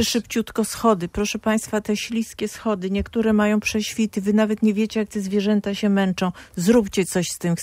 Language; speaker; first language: Polish; native; Polish